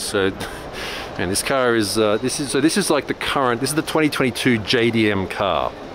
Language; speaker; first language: English; native; English